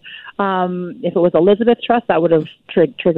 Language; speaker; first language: English; native; English